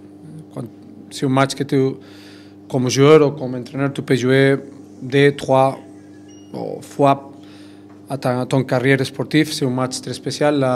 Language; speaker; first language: French; non-native, fluent; Spanish